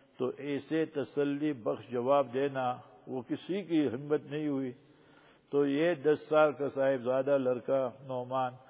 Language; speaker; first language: Urdu; non-native, local second language; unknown